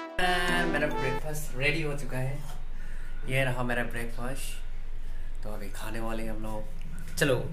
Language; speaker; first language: Hindi; non-native, local second language; Assamese